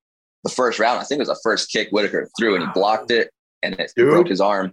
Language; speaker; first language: English; native; English